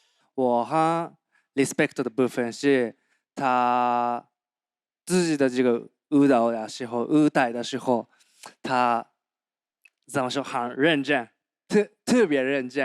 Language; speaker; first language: Chinese; non-native, learner; Japanese